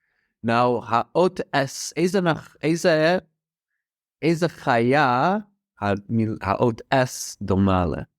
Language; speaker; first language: Hebrew; non-native, fluent; English